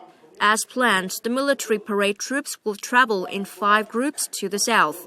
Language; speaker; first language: English; non-native, fluent; Vietnamese